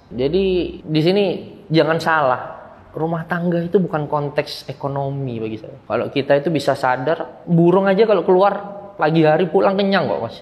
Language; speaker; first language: Indonesian; early bilingual, heritage; Indonesian